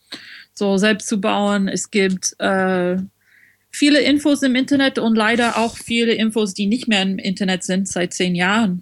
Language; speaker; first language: German; non-native, learner; French